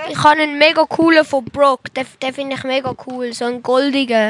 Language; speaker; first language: German; native; German